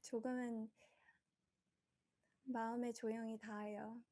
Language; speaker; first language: Korean; early bilingual, heritage; Korean